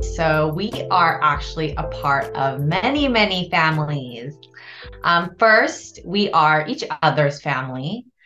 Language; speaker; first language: English; native; English